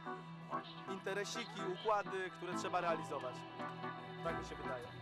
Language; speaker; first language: Polish; native; Polish